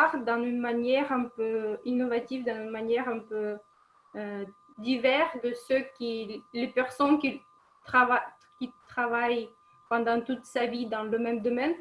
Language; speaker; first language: French; non-native, fluent; Russian